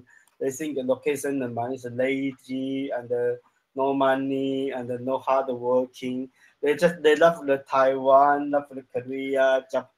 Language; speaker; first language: English; non-native, learner; Chinese